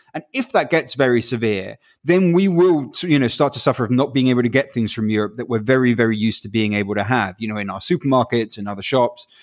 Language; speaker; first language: English; early bilingual, other home language; Spanish